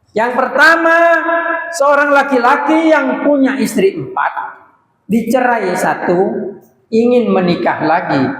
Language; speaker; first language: Indonesian; non-native, local second language; Madurese